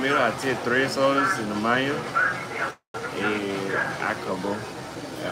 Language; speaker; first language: Spanish; non-native, learner; English